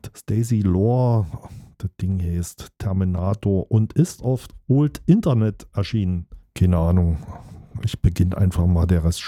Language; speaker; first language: German; native; German